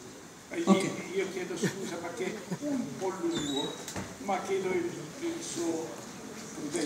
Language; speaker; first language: Italian; non-native, fluent; Albanian